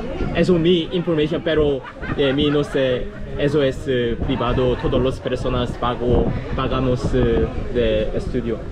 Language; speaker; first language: Spanish; non-native, learner; Korean